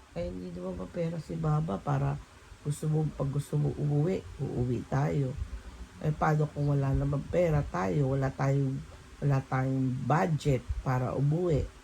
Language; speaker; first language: Filipino; native; Filipino